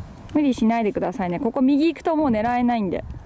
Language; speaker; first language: Japanese; native; Japanese